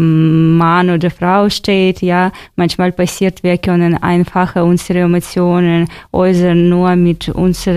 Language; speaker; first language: German; non-native, fluent; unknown